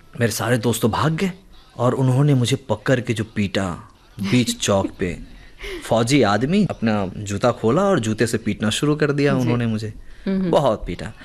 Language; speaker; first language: Hindi; native; Hindi